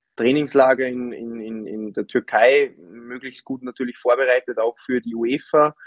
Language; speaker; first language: German; native; German